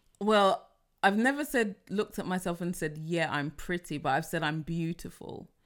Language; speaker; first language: English; native; English